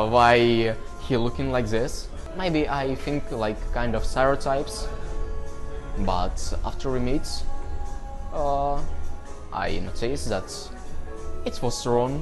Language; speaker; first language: English; non-native, learner; Russian